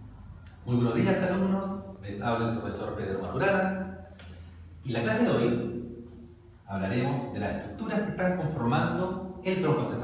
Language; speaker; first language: Spanish; native; Spanish